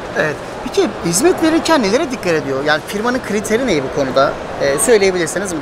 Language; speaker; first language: Turkish; native; Turkish